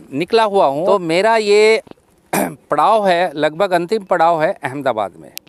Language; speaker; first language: Hindi; native; Hindi